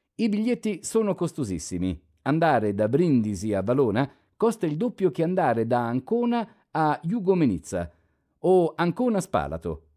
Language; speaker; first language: Italian; non-native, fluent; Albanian